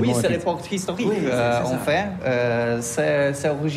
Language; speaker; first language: French; non-native, learner; Polish